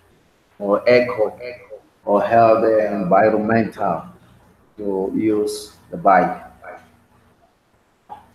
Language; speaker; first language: English; non-native, learner; Spanish